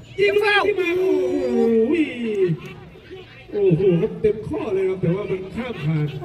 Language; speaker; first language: Thai; native; Thai